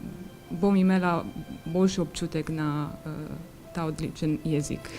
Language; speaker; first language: Slovenian; non-native, learner; Romanian